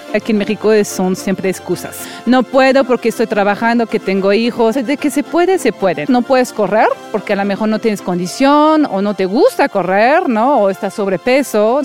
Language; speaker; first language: Spanish; non-native, fluent; French